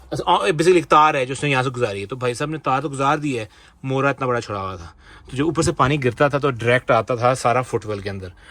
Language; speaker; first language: Urdu; non-native, local second language; Punjabi